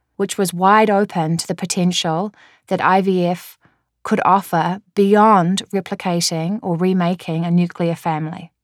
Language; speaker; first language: English; native; English